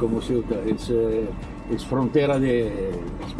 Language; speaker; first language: Spanish; non-native, learner; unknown